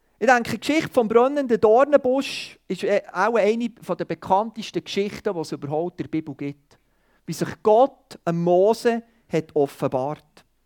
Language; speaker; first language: German; non-native, fluent; Swiss German